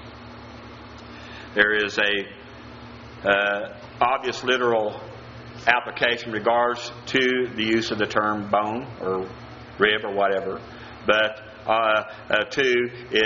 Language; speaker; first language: English; native; English